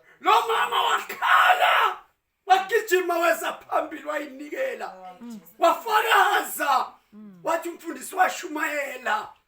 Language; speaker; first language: Zulu; native; Zulu